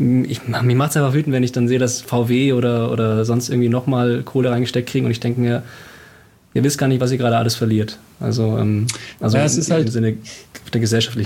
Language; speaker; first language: German; native; German